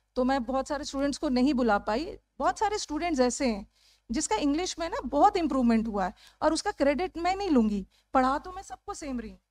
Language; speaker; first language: Hindi; native; Hindi